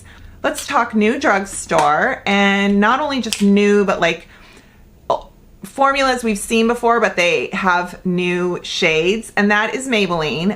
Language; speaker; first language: English; native; English